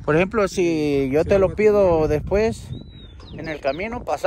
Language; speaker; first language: Spanish; native; Spanish